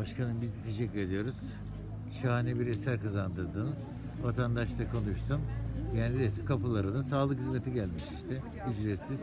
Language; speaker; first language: Turkish; native; Turkish